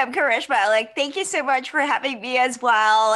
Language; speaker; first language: English; non-native, local second language; Filipino